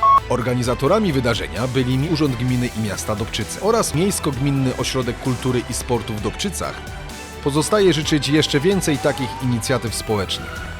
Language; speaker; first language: Polish; native; Polish